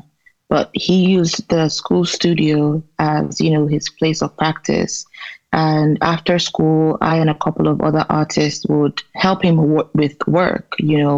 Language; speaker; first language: English; non-native, local second language; Igbo